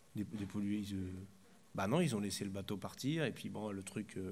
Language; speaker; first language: French; native; French